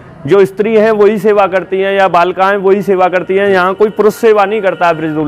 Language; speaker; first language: Hindi; native; Hindi